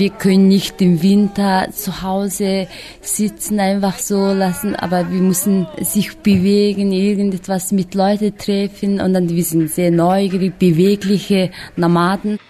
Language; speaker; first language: German; non-native, fluent; Mongolian